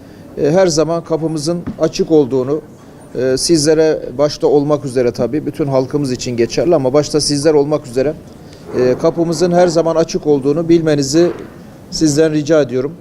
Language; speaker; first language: Turkish; native; Turkish